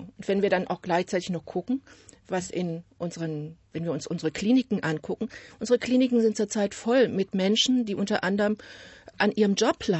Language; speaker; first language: German; native; German